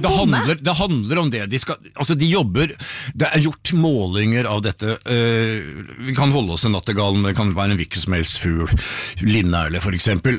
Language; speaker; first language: Norwegian; native; Norwegian